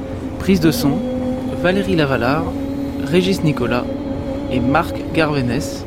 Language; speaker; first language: French; native; French